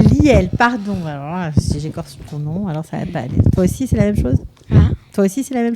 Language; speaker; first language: French; native; French